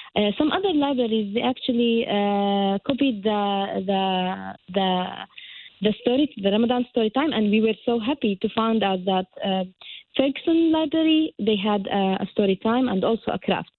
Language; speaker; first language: English; non-native, fluent; Arabic